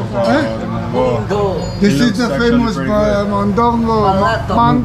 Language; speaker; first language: English; non-native, learner; Spanish